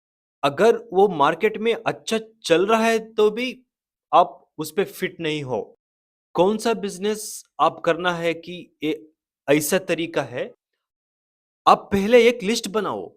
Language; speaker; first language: Hindi; non-native, local second language; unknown